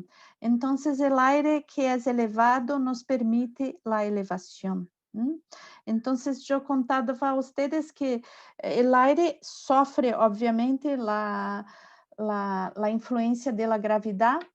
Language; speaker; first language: Spanish; non-native, learner; Portuguese